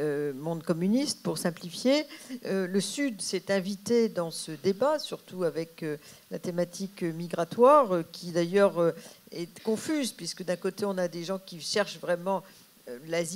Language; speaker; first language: French; native; French